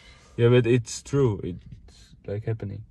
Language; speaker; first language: English; non-native, fluent; Dutch